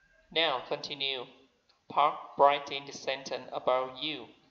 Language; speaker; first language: English; non-native, learner; Vietnamese